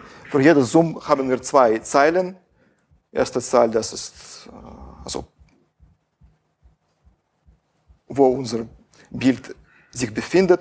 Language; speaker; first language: German; non-native, fluent; Russian